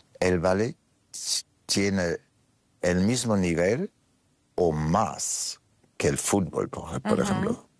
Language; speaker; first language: Spanish; non-native, fluent; German